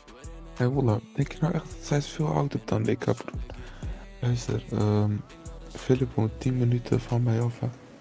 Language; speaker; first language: Dutch; early bilingual, other home language; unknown